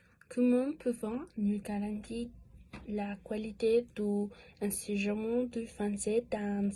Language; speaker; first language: French; non-native, learner; Spanish